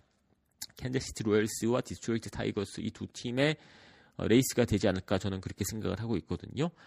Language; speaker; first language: Korean; early bilingual, heritage; Korean